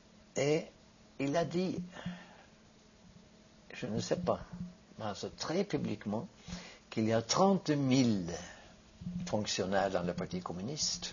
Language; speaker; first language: French; non-native, fluent; Norwegian